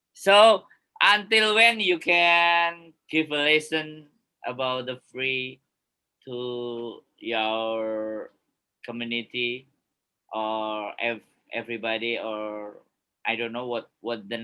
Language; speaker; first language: English; non-native, learner; Indonesian